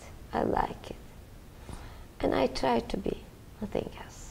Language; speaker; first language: English; non-native, learner; Turkish